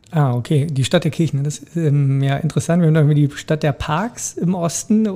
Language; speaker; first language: German; native; German